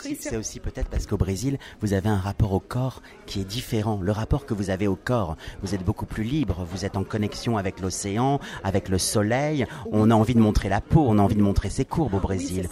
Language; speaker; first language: French; native; French